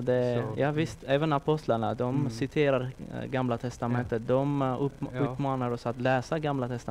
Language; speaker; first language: Swedish; non-native, fluent; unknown